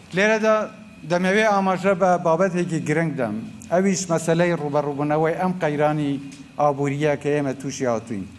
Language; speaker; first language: Central Kurdish; non-native, local second language; Kurdish